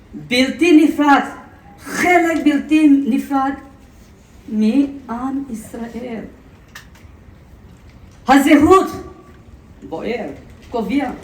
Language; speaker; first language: Hebrew; non-native, fluent; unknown